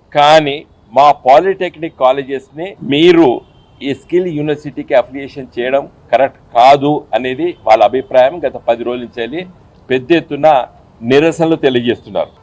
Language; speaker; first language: Telugu; native; Telugu